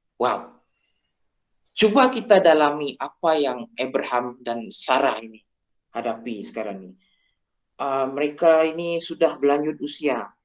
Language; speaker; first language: Malay; non-native, local second language; Iban